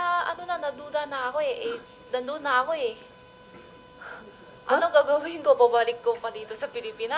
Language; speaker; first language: Filipino; non-native, learner; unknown